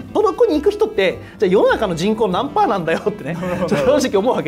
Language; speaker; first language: Japanese; native; Japanese